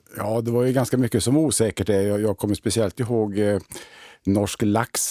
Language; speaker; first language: Swedish; native; Swedish